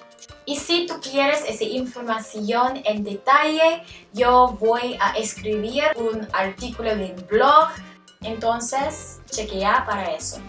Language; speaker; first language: Spanish; non-native, learner; English